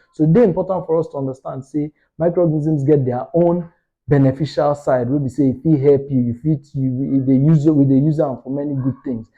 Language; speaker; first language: Nigerian Pidgin; non-native, local second language; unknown